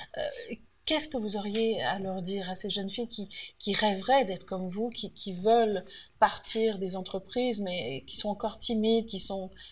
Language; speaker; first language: French; native; French